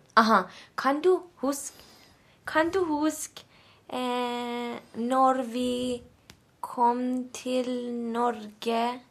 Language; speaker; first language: Norwegian; non-native, fluent; Persian